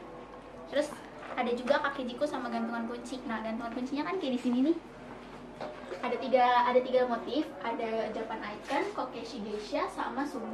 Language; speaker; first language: Indonesian; native; Indonesian